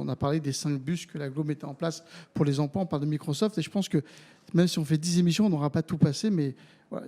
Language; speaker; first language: French; native; French